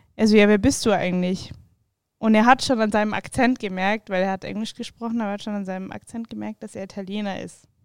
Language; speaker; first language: German; native; German